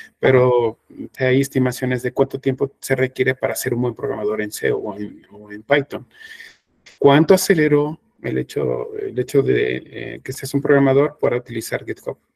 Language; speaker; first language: Spanish; native; Spanish